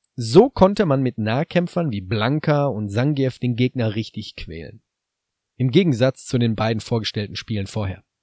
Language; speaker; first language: German; native; German